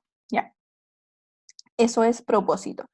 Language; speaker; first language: Spanish; native; Spanish